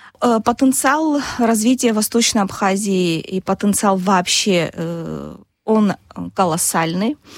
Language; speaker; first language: Russian; non-native, local second language; Abkhazian